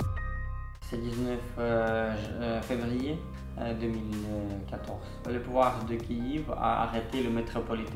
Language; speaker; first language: French; non-native, learner; Ukrainian